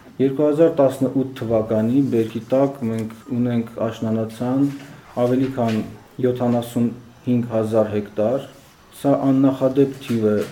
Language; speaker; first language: Armenian; native; Armenian